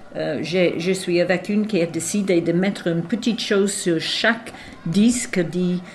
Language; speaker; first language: French; non-native, fluent; English